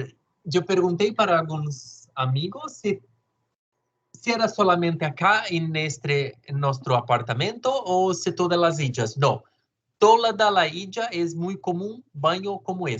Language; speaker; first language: Spanish; non-native, learner; Portuguese